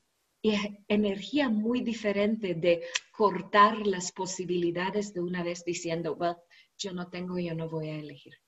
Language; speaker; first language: Spanish; non-native, learner; English